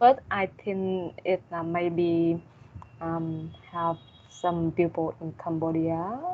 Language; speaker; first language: English; non-native, learner; Vietnamese